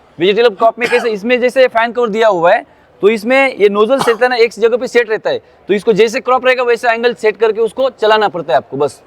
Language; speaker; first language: Hindi; non-native, local second language; Marathi